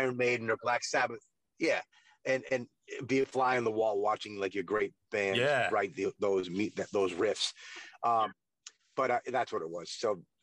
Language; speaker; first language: English; native; English